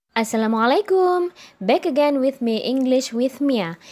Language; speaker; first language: English; non-native, fluent; Indonesian